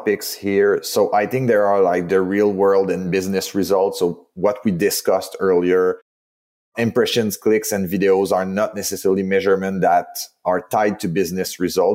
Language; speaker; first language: English; non-native, fluent; French